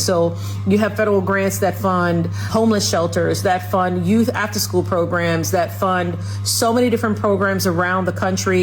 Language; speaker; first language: English; native; English